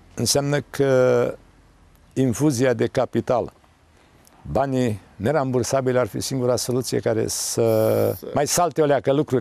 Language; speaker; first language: Romanian; native; Romanian